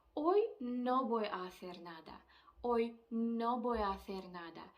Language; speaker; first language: Spanish; non-native, fluent; Ukrainian